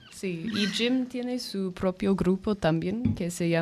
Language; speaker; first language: Spanish; non-native, fluent; English